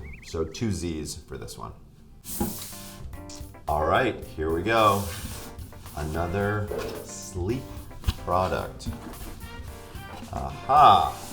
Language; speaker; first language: English; native; English